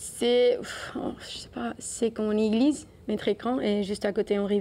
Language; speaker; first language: French; non-native, learner; Spanish